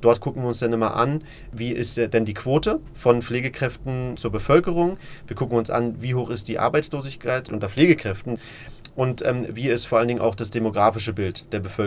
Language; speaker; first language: German; native; German